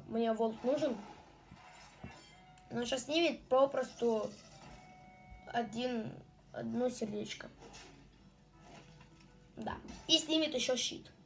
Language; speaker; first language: Russian; native; Russian